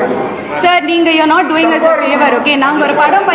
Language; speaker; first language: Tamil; non-native, fluent; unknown